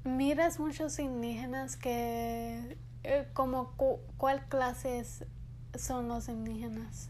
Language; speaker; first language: Spanish; early bilingual, heritage; English